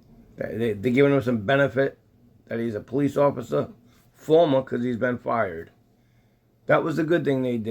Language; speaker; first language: English; native; English